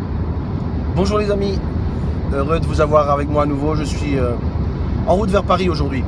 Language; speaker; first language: French; native; French